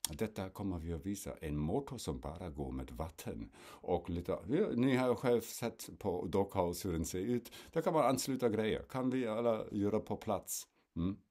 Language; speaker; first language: Swedish; non-native, fluent; German